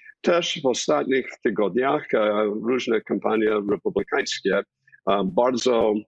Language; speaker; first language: Polish; non-native, fluent; English